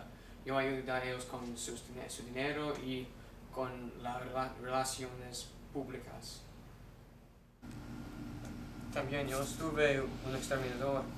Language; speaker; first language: Spanish; non-native, learner; English